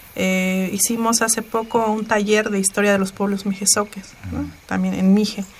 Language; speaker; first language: Spanish; non-native, local second language; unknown